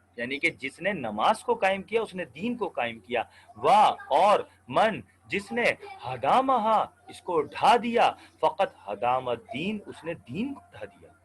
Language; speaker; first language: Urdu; native; Urdu